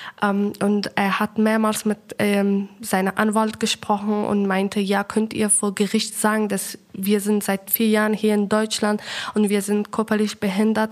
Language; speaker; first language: German; non-native, fluent; Persian